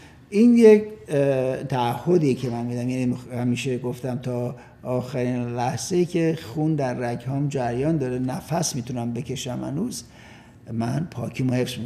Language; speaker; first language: Persian; native; Persian